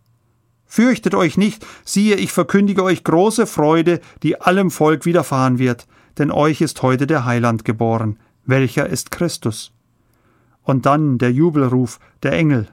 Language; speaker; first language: German; native; German